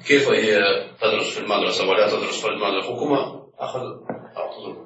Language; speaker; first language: Arabic; non-native, learner; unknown